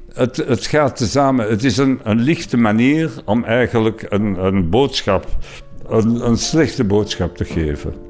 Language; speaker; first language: Dutch; non-native, local second language; French